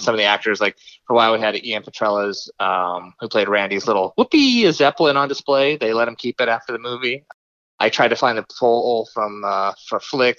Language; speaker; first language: English; native; English